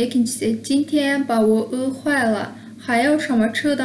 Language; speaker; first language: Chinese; non-native, fluent; Kyrgyz